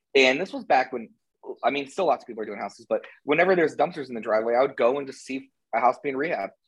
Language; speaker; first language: English; native; English